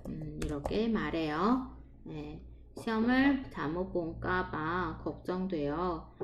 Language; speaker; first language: Korean; non-native, fluent; Vietnamese